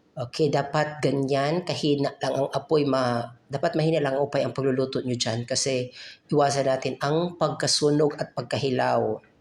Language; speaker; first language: Filipino; native; Filipino